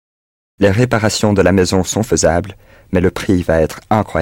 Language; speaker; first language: French; non-native, learner; English